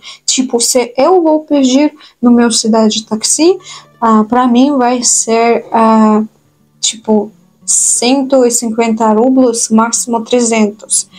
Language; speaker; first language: Portuguese; non-native, fluent; Russian